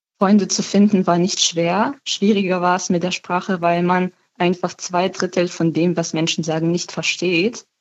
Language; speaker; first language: German; non-native, fluent; Ukrainian